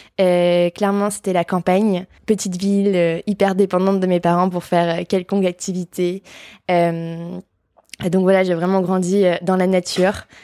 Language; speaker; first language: French; native; French